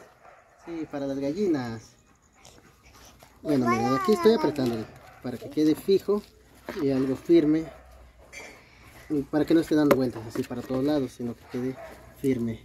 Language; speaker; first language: Spanish; native; Spanish